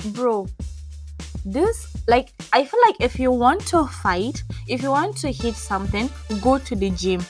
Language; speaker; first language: English; non-native, local second language; Hausa